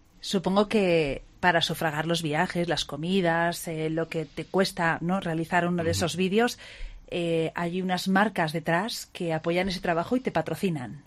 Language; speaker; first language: Spanish; native; Spanish